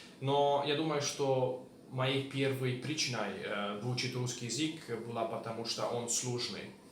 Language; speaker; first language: Russian; non-native, learner; Hungarian